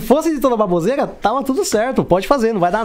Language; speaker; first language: Portuguese; native; Portuguese